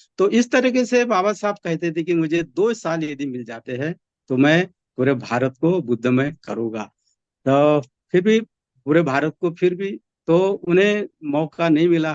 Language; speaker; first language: Hindi; non-native, local second language; Marathi